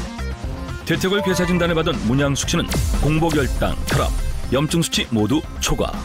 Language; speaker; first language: Korean; native; Korean